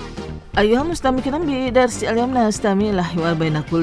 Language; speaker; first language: Arabic; non-native, fluent; Indonesian